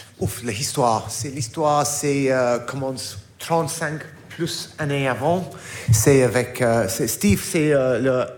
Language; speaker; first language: French; non-native, learner; English